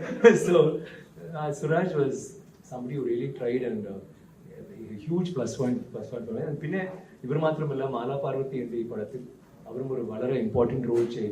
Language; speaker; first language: Malayalam; non-native, learner; Tamil